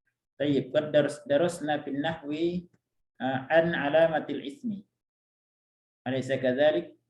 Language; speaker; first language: Arabic; non-native, fluent; Indonesian